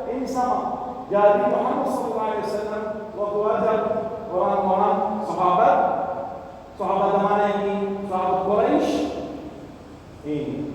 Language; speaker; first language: Indonesian; non-native, learner; Arabic